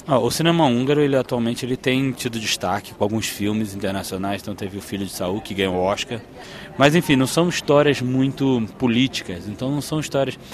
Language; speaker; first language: Portuguese; native; Portuguese